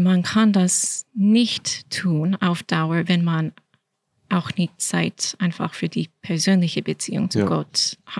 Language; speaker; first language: German; non-native, fluent; English